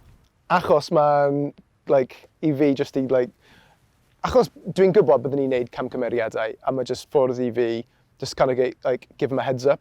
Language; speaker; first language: Welsh; non-native, local second language; English